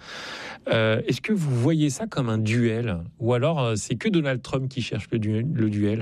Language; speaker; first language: French; native; French